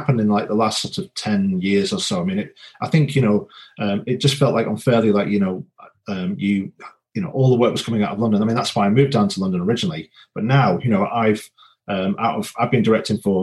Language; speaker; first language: English; native; English